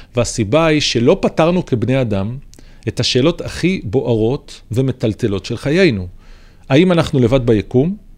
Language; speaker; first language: Hebrew; native; Hebrew